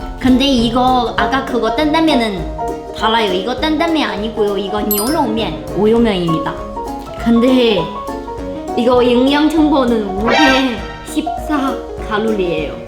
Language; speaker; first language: Korean; non-native, learner; Chinese